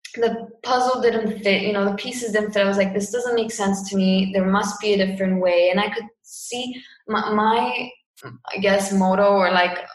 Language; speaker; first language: English; non-native, fluent; Greek